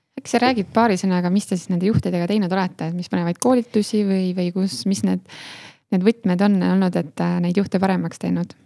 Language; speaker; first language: Estonian; native; Estonian